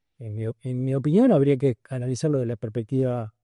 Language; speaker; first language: Spanish; native; Spanish